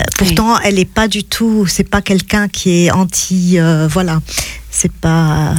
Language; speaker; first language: French; non-native, local second language; Arabic